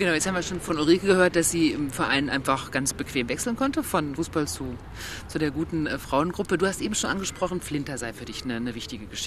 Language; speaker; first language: German; native; German